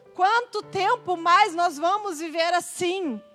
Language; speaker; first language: Portuguese; native; Portuguese